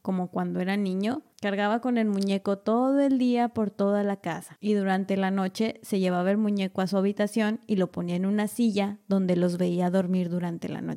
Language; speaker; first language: Spanish; native; Spanish